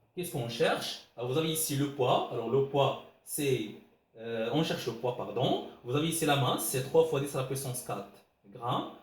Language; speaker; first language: French; non-native, local second language; Arabic